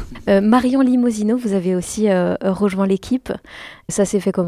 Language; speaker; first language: French; native; French